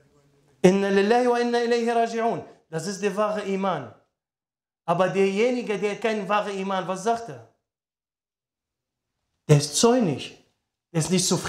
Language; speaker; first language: German; non-native, fluent; Arabic